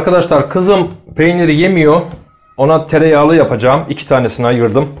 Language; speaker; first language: Turkish; native; Turkish